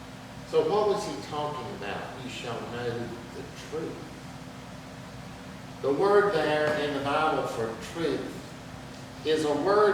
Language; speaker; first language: English; native; English